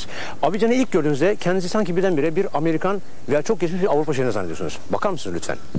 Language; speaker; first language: Turkish; native; Turkish